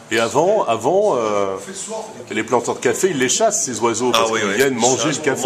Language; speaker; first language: French; native; French